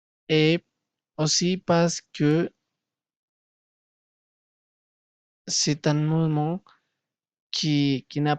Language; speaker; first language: French; non-native, learner; Spanish